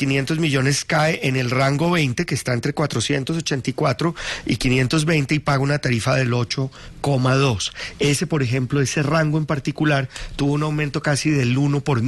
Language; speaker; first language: Spanish; native; Spanish